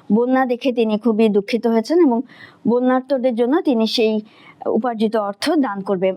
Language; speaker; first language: Bangla; native; Bangla